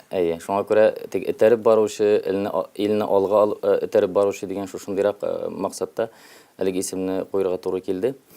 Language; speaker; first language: Tatar; early bilingual, heritage; Tatar